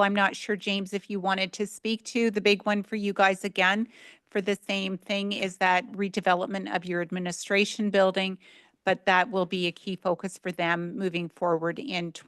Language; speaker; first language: English; native; English